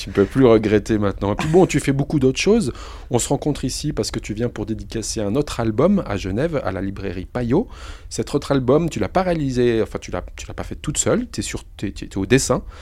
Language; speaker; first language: French; native; French